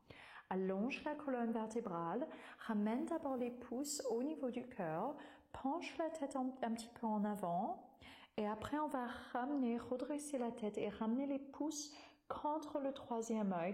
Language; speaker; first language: French; non-native, fluent; English